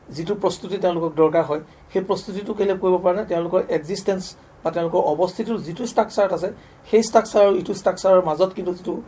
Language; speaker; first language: Assamese; native; Assamese